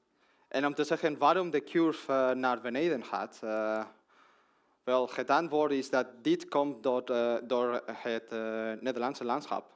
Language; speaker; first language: Dutch; non-native, learner; Spanish